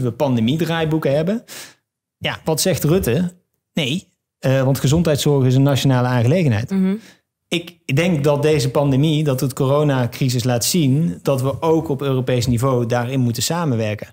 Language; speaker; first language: Dutch; native; Dutch